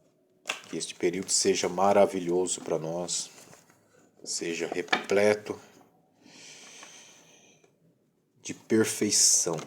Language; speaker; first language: Portuguese; native; Portuguese